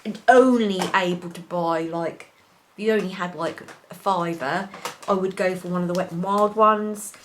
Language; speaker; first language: English; native; English